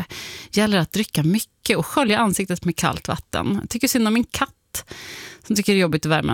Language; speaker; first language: Swedish; native; Swedish